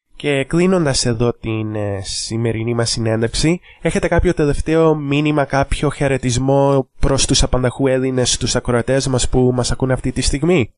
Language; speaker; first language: Greek; early bilingual, heritage; Greek